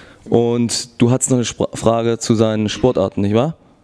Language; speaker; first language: German; native; German